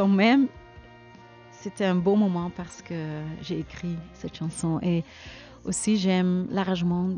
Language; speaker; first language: French; non-native, learner; Dutch